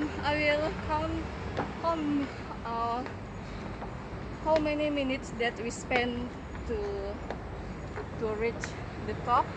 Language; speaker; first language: English; non-native, learner; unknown